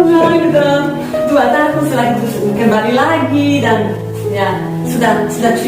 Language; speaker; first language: Indonesian; non-native, fluent; Polish